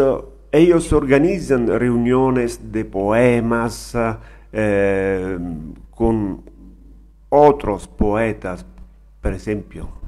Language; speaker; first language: Spanish; non-native, learner; Italian